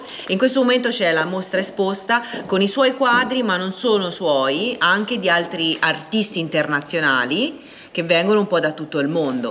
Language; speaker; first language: Italian; native; Italian